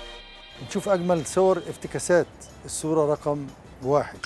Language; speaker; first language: Arabic; native; Arabic